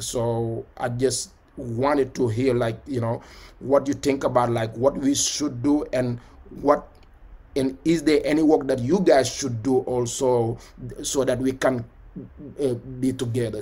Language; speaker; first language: English; non-native, fluent; Wolof